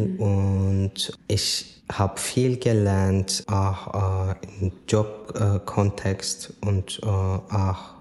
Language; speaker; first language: German; non-native, fluent; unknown